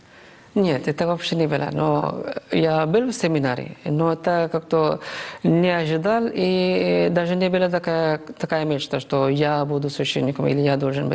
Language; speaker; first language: Russian; non-native, fluent; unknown